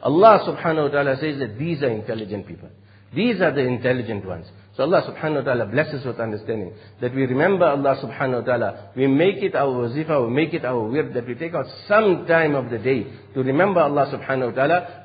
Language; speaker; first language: English; native; English